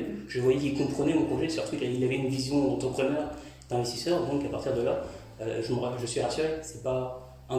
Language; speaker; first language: French; native; French